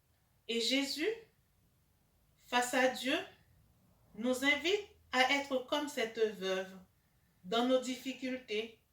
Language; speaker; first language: French; native; French